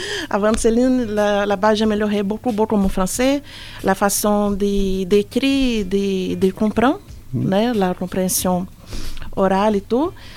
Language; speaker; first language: French; non-native, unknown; Portuguese